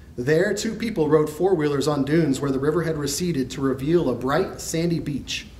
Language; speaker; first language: English; native; English